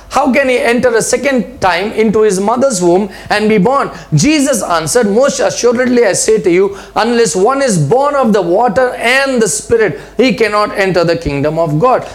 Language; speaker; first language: English; non-native, local second language; Telugu